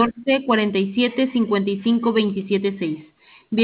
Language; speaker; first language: Spanish; native; Spanish